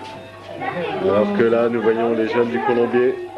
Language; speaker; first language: French; native; French